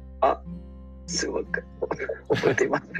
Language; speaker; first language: Japanese; non-native, learner; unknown